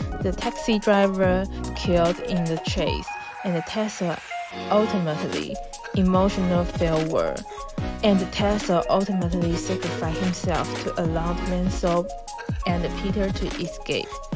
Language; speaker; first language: English; non-native, learner; Chinese